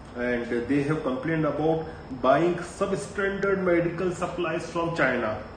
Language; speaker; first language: English; non-native, local second language; Hindi